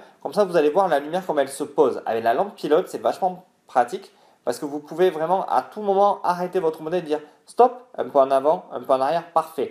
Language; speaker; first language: French; native; French